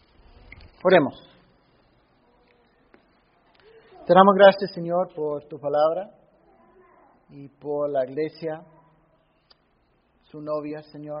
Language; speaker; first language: Spanish; non-native, fluent; English